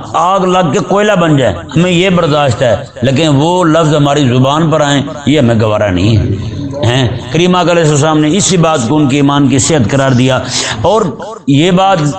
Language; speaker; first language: Urdu; non-native, local second language; Punjabi